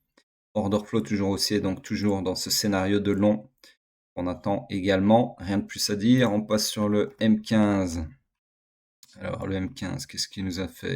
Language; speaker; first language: French; native; French